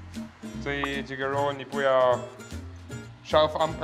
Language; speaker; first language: Chinese; non-native, learner; German